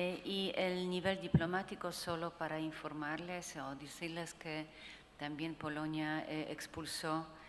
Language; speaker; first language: Spanish; non-native, fluent; Polish